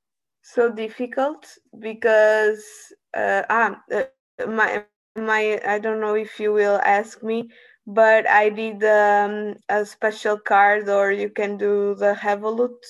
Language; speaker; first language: English; non-native, learner; Portuguese